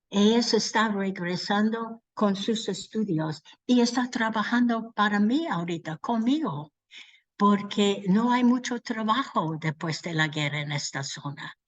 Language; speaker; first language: Spanish; non-native, learner; English